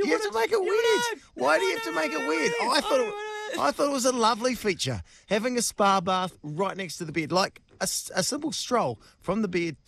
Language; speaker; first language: English; native; English